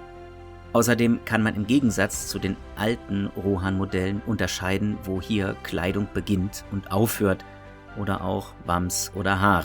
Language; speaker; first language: German; native; German